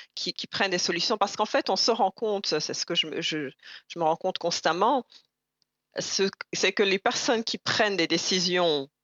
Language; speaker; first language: French; non-native, local second language; Rundi